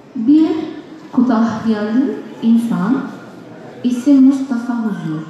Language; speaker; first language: Turkish; non-native, learner; Arabic